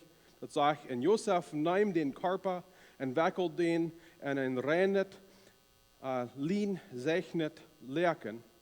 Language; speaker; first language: German; non-native, learner; Plautdietsch